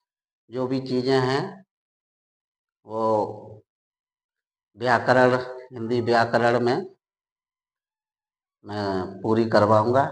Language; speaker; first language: Hindi; native; Hindi